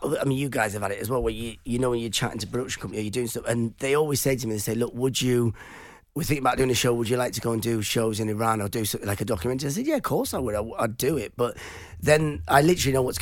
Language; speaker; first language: English; non-native, local second language; Persian